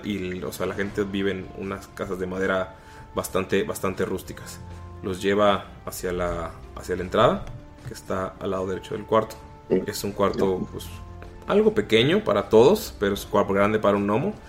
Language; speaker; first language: Spanish; native; Spanish